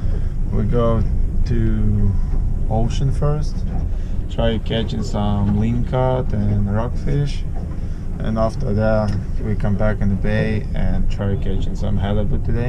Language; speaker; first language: English; non-native, learner; Russian